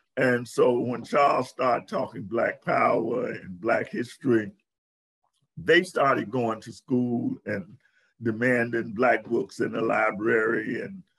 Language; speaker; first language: English; native; English